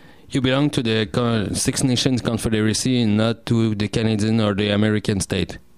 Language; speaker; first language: English; non-native, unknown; French